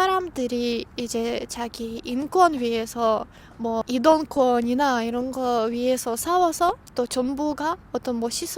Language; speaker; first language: Korean; non-native, fluent; Russian